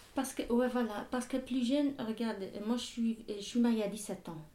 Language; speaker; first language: French; non-native, learner; Arabic